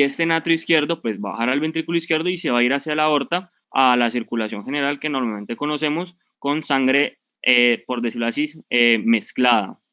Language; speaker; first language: Spanish; native; Spanish